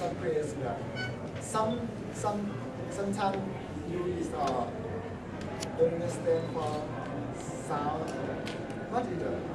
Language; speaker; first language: English; non-native, learner; Thai